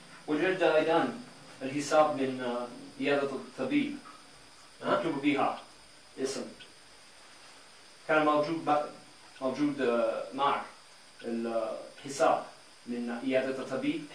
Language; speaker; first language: Arabic; non-native, learner; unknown